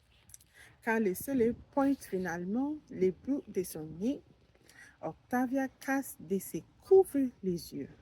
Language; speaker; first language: French; non-native, learner; English